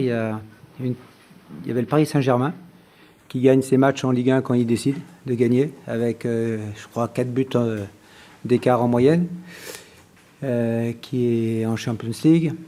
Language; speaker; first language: French; native; French